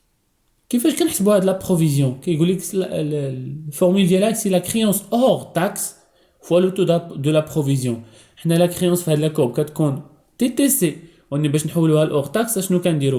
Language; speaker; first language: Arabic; native; Arabic